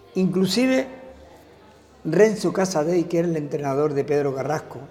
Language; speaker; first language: Spanish; native; Spanish